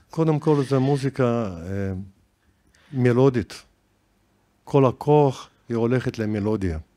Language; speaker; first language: Hebrew; non-native, fluent; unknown